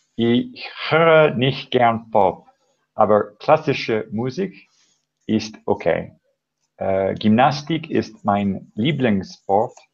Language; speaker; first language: German; non-native, learner; English